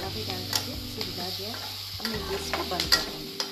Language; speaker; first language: Hindi; non-native, local second language; Assamese